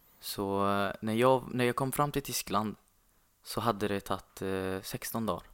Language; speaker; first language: Swedish; non-native, fluent; Arabic